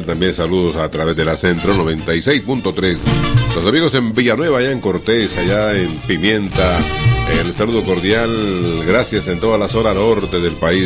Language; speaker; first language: Spanish; native; Spanish